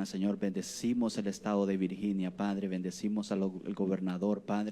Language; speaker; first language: Spanish; native; Spanish